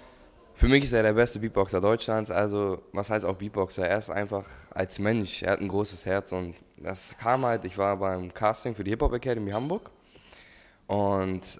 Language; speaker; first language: German; native; German